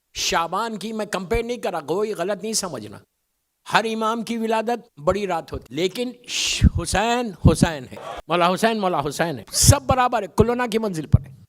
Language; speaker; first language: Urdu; native; Urdu